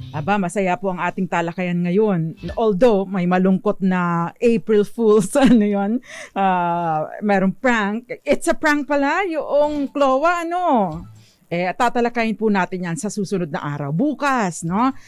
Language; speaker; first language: Filipino; native; Filipino